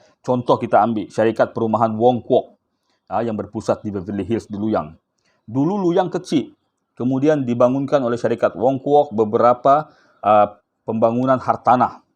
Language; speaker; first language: Malay; native; Malay